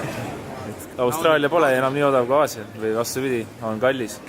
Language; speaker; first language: Estonian; native; Estonian